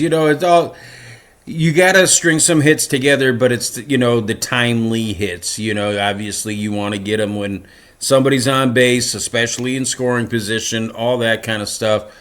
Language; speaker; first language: English; native; English